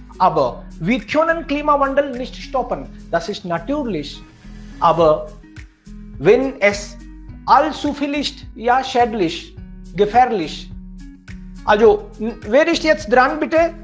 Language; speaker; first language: German; non-native, fluent; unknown